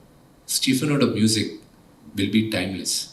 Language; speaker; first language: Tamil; non-native, local second language; Telugu